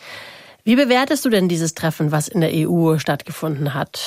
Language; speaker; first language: German; native; German